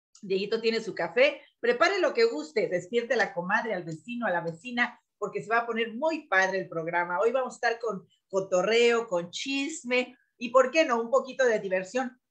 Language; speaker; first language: Spanish; native; Spanish